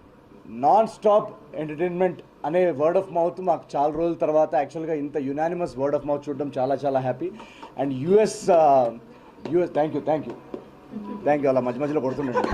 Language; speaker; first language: Telugu; native; Telugu